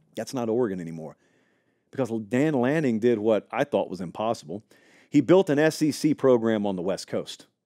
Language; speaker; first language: English; native; English